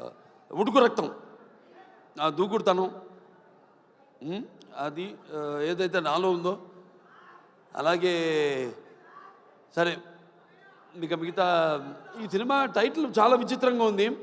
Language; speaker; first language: Telugu; native; Telugu